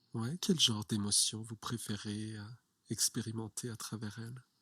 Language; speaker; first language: French; native; French